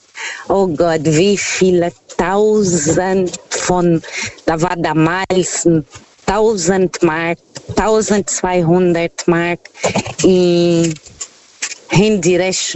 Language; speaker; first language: German; non-native, learner; Portuguese